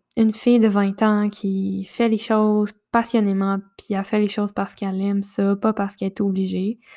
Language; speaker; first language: French; native; French